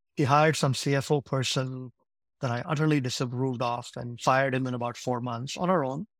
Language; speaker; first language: English; non-native, local second language; Gujarati